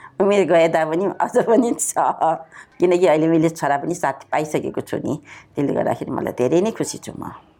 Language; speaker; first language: Nepali; non-native, local second language; Newari